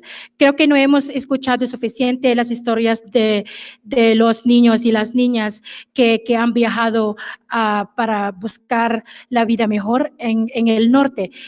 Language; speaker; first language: Spanish; non-native, fluent; English